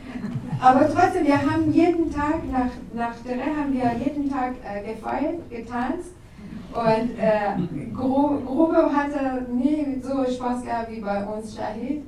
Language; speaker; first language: German; non-native, learner; Persian